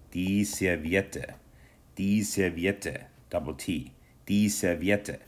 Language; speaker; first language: German; non-native, fluent; English